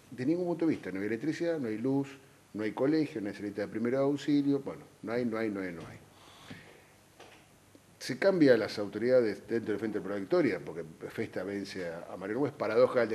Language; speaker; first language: Spanish; native; Spanish